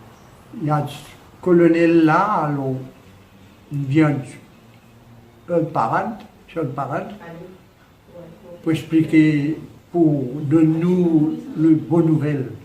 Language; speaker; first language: French; non-native, local second language; Morisyen